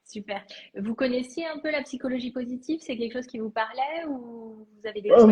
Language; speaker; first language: French; native; French